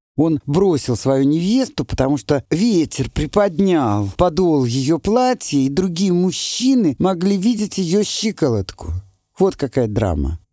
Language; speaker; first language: Russian; native; Russian